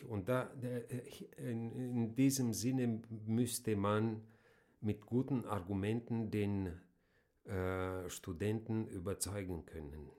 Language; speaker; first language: German; non-native, fluent; Romanian